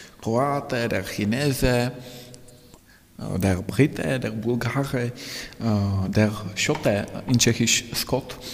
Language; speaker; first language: German; non-native, fluent; Czech